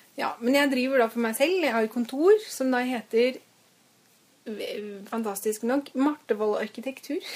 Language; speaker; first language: Norwegian; native; Norwegian